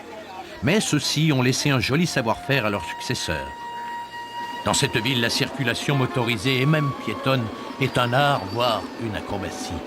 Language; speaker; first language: French; native; French